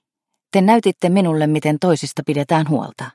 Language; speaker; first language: Finnish; native; Finnish